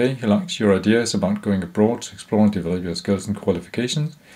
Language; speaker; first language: English; non-native, fluent; Danish